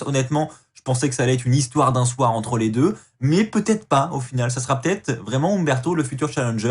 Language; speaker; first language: French; native; French